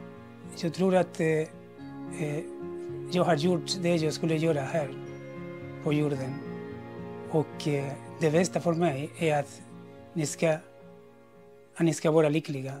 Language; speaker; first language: Swedish; non-native, fluent; Spanish